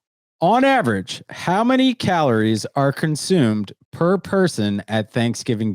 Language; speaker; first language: English; native; English